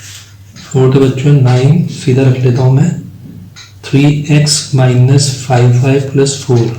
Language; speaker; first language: Hindi; native; Hindi